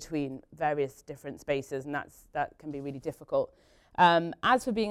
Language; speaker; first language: English; native; English